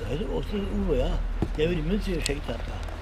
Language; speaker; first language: German; native; German